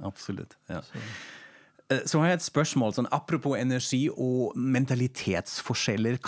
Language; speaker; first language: Norwegian; non-native, fluent; German